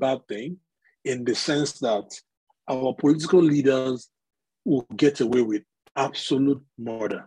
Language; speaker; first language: English; non-native, local second language; Yoruba